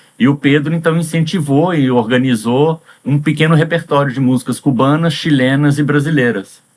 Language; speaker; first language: Portuguese; early bilingual, heritage; Portuguese